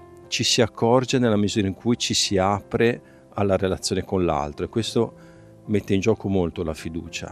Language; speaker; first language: Italian; native; Italian